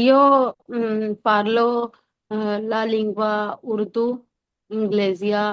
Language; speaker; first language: Italian; non-native, learner; Urdu